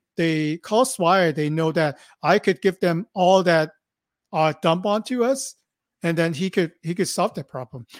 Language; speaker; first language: English; non-native, local second language; Cantonese